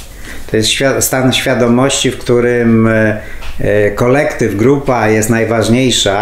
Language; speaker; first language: Polish; native; Polish